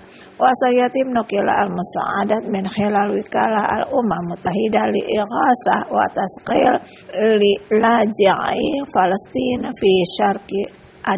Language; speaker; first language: Arabic; non-native, fluent; Indonesian